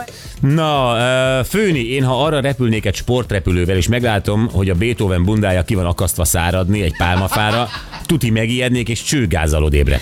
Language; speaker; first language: Hungarian; native; Hungarian